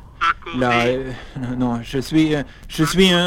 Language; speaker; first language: French; non-native, learner; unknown